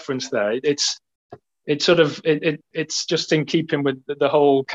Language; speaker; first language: English; native; English